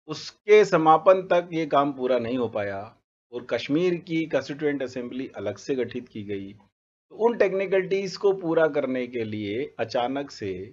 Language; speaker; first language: Hindi; native; Hindi